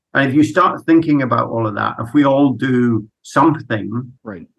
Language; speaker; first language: English; native; English